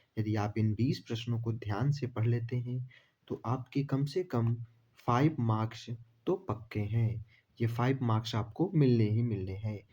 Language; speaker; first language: Hindi; native; Hindi